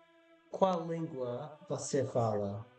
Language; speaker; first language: Portuguese; early bilingual, heritage; Portuguese